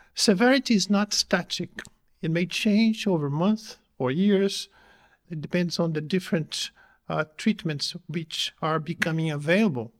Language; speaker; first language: English; non-native, fluent; Portuguese